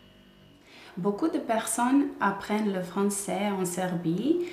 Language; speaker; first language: French; non-native, fluent; Serbian